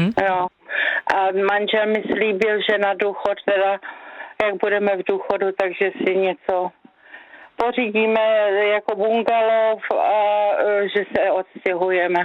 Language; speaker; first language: Czech; native; Czech